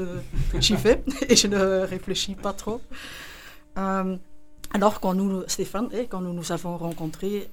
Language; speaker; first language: French; non-native, local second language; Dutch